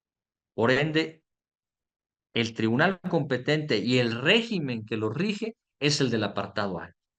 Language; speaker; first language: Spanish; native; Spanish